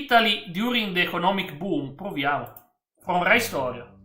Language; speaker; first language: Italian; native; Italian